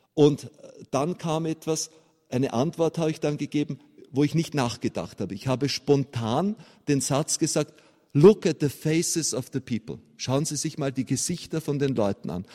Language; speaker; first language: German; native; German